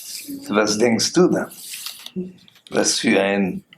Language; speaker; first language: German; non-native, learner; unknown